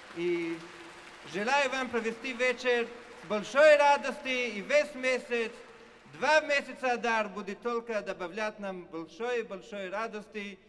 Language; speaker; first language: Russian; non-native, fluent; Italian